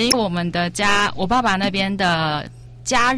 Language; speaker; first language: Chinese; native; Chinese